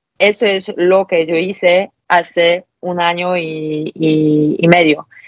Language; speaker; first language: Spanish; non-native, fluent; Polish